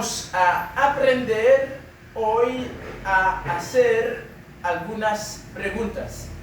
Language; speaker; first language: Spanish; non-native, fluent; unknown